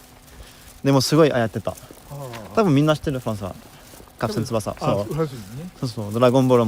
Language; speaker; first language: Japanese; non-native, learner; French